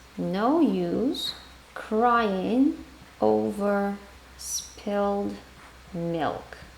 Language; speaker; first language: English; non-native, fluent; Ukrainian